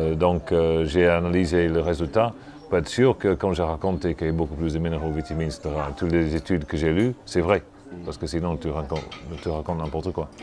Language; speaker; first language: French; non-native, fluent; English